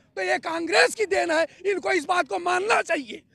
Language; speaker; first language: Hindi; native; Hindi